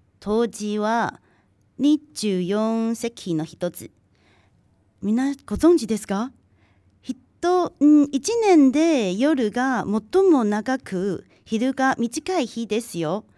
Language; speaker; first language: Japanese; non-native, fluent; Chinese